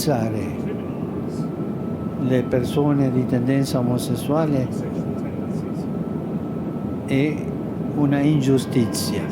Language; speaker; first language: Italian; non-native, fluent; Spanish